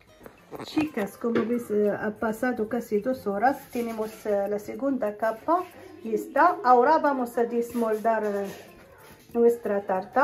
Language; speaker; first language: Spanish; non-native, fluent; Arabic